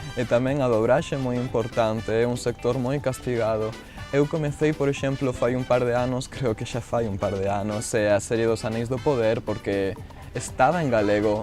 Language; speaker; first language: Galician; non-native, local second language; Spanish